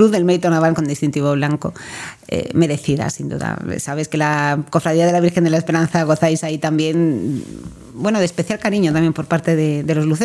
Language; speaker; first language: Spanish; native; Spanish